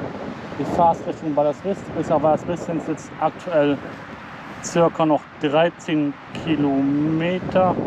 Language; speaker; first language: German; native; German